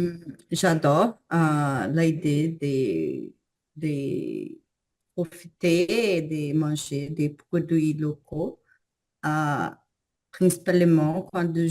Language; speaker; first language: French; non-native, learner; Portuguese